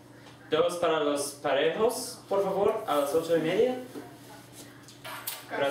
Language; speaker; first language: Spanish; non-native, learner; English